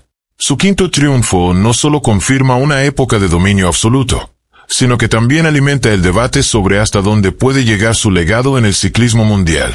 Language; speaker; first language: Spanish; native; Spanish